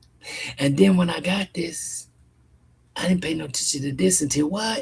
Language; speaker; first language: English; native; English